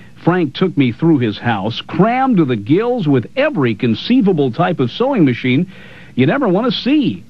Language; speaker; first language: English; native; English